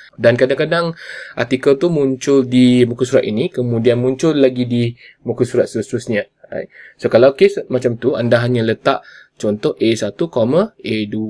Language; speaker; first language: Malay; non-native, local second language; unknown